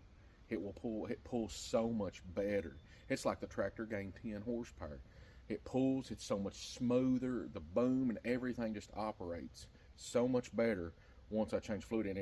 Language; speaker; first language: English; native; English